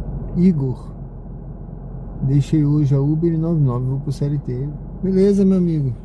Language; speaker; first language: Portuguese; native; Portuguese